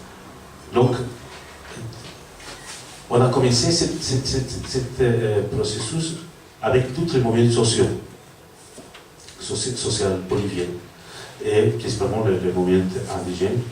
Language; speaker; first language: French; non-native, learner; Spanish